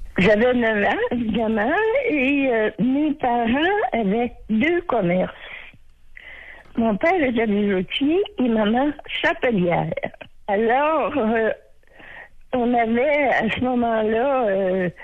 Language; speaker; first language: French; native; French